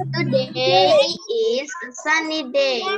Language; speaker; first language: English; non-native, learner; Indonesian